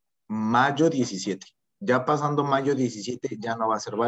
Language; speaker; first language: Spanish; native; Spanish